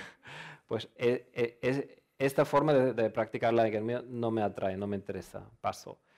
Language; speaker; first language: Spanish; non-native, fluent; German